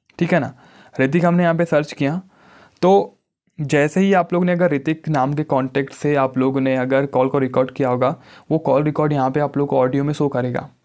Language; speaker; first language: Hindi; native; Hindi